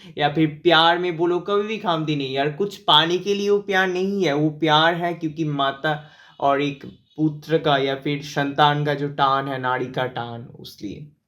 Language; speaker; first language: Hindi; non-native, local second language; Bangla